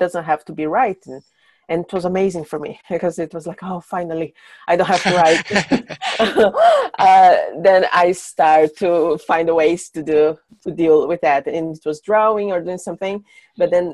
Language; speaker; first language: English; non-native, fluent; Portuguese